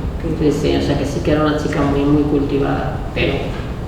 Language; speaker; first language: Spanish; native; Spanish